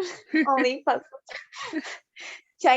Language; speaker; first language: English; non-native, learner; Spanish